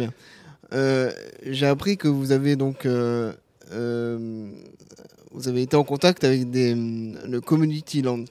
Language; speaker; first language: French; native; French